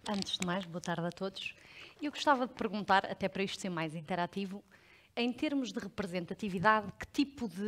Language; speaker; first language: Portuguese; native; Portuguese